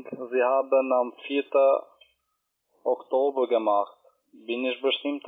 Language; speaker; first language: German; non-native, learner; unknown